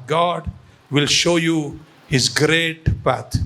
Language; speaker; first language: English; non-native, local second language; Tamil